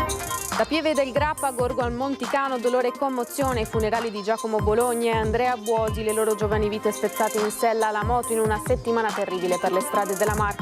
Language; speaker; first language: Italian; native; Italian